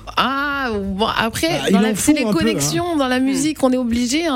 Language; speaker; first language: French; native; French